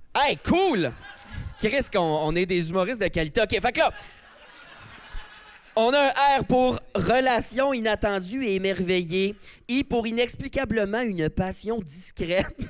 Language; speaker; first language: French; native; French